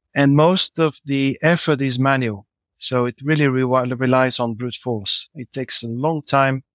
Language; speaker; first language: English; non-native, fluent; Bulgarian